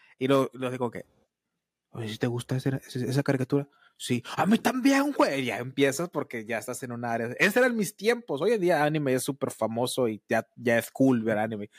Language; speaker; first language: Spanish; early bilingual, heritage; Spanish